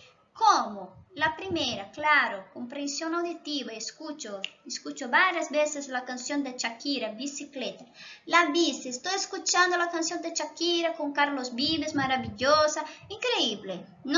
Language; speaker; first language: Spanish; non-native, local second language; Portuguese